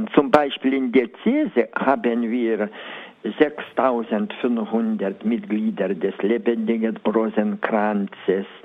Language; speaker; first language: German; non-native, learner; Lithuanian